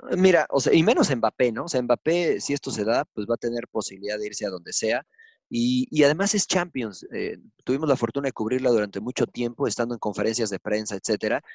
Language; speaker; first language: Spanish; early bilingual, heritage; Spanish